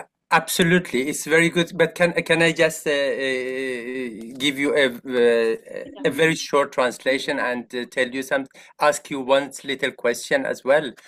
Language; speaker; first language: English; non-native, fluent; Persian